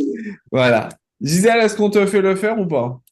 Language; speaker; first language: French; native; French